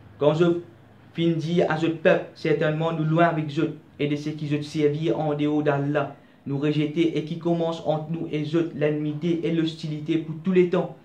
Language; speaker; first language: French; non-native, local second language; Morisyen